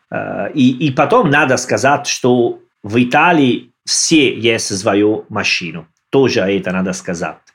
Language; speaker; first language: Russian; non-native, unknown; Italian